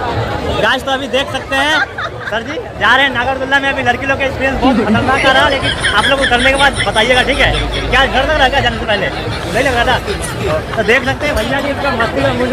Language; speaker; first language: Hindi; native; Hindi